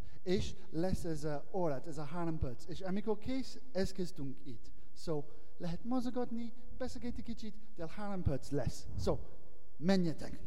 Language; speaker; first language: Hungarian; non-native, learner; English